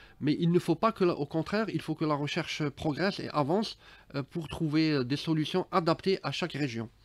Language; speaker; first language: French; non-native, local second language; Arabic